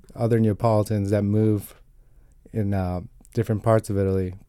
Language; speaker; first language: English; non-native, fluent; Italian